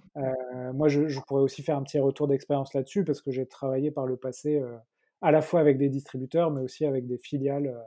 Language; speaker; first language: French; native; French